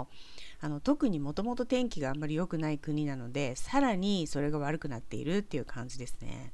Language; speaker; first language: Japanese; native; Japanese